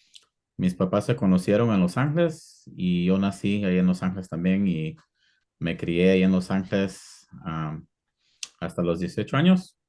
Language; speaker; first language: Spanish; early bilingual, heritage; Spanish